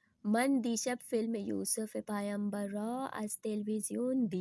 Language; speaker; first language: Persian; non-native, fluent; Urdu